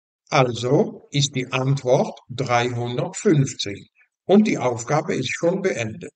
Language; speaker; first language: German; non-native, fluent; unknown